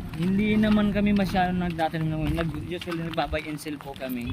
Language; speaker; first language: Filipino; non-native, local second language; Bikol